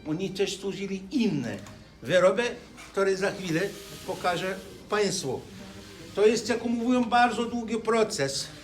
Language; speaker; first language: Polish; non-native, learner; Arabic